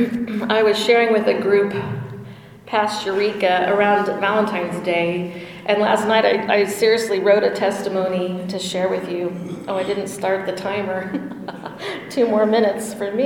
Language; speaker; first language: English; native; English